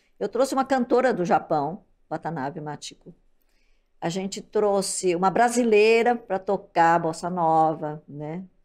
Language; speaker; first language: Portuguese; early bilingual, other home language; Japanese